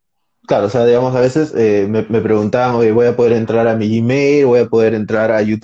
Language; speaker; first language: Spanish; native; Spanish